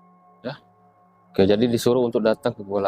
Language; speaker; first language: Indonesian; native; Indonesian